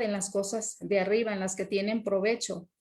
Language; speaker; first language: Spanish; native; Spanish